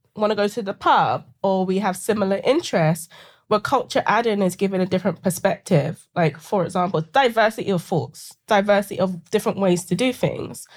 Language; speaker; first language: English; native; English